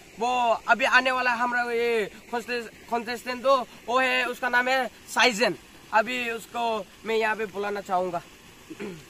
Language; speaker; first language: Hindi; non-native, local second language; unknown